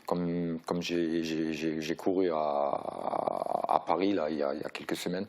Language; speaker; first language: French; native; French